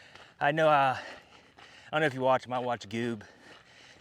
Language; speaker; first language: English; native; English